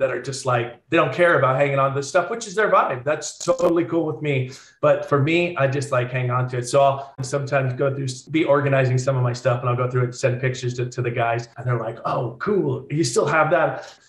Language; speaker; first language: English; native; English